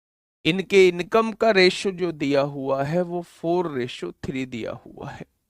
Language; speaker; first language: Hindi; native; Hindi